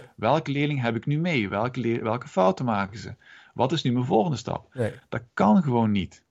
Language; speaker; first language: Dutch; native; Dutch